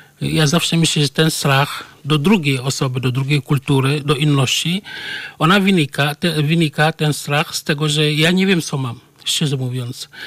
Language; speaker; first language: Polish; non-native, fluent; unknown